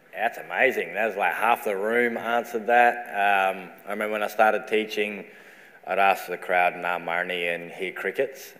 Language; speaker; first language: English; native; English